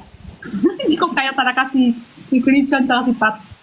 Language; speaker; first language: Filipino; non-native, learner; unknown